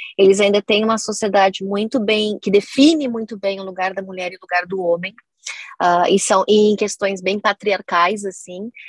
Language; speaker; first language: Portuguese; native; Portuguese